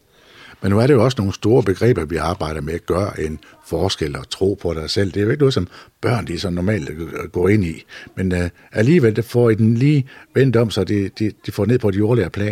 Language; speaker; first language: Danish; native; Danish